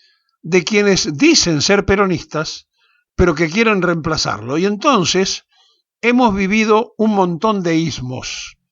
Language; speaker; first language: Spanish; native; Spanish